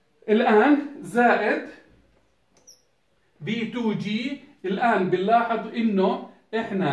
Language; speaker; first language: Arabic; native; Arabic